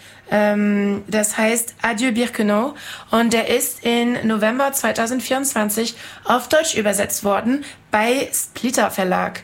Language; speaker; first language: German; non-native, fluent; French